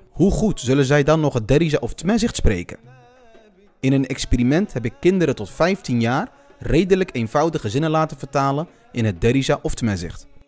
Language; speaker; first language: Dutch; early bilingual, other home language; Arabic